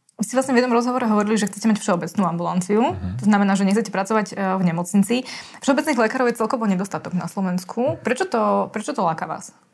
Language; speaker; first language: Slovak; native; Slovak